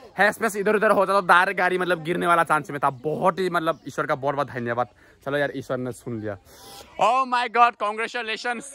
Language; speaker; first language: Hindi; non-native, local second language; Assamese